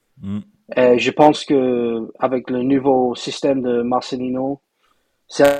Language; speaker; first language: French; non-native, fluent; English